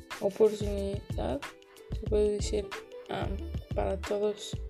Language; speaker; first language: Spanish; early bilingual, heritage; Spanish